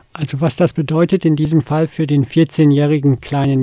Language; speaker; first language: German; native; German